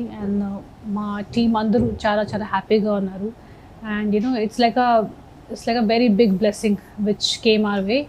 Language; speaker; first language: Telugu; non-native, local second language; Hindi